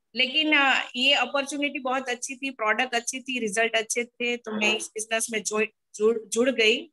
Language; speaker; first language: Hindi; non-native, local second language; Gujarati